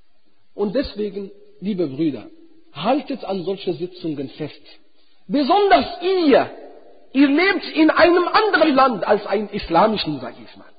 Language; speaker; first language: German; non-native, fluent; Arabic